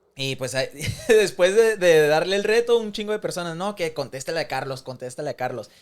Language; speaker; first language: Spanish; early bilingual, other home language; English